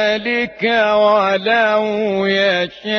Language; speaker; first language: Arabic; native; Arabic